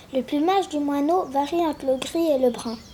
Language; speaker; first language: French; native; French